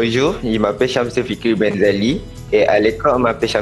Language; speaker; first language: French; non-native, learner; Malay